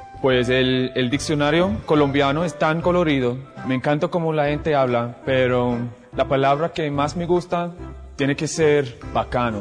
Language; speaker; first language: Spanish; non-native, fluent; English